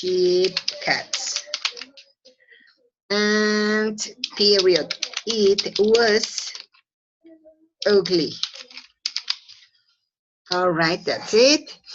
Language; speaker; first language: English; non-native, fluent; Spanish